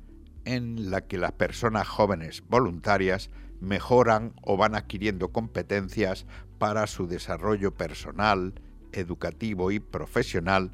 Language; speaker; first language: Spanish; native; Spanish